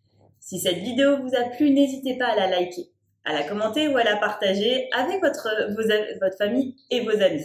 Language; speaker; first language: French; native; French